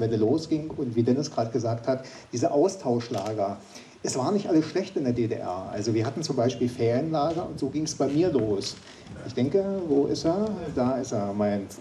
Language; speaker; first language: German; native; German